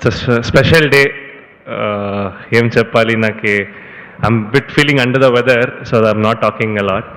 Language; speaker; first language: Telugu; non-native, learner; Kannada